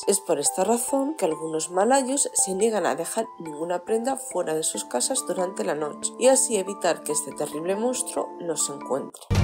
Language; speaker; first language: Spanish; native; Spanish